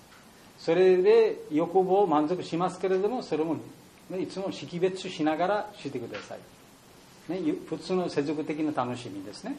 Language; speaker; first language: Japanese; non-native, learner; Bangla